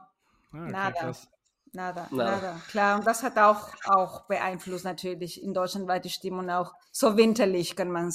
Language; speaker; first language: German; non-native, fluent; Spanish